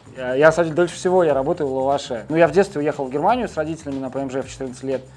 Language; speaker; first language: Russian; native; Russian